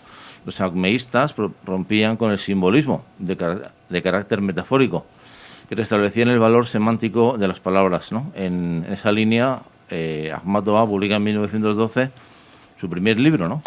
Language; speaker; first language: Spanish; native; Spanish